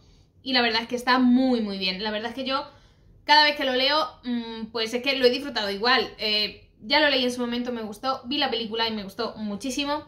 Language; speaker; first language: Spanish; native; Spanish